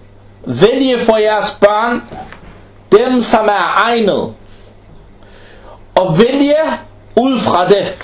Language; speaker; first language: Danish; non-native, fluent; Arabic